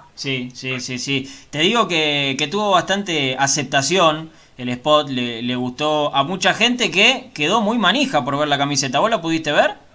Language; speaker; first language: Spanish; native; Spanish